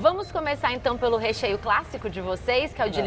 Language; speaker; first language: Portuguese; native; Portuguese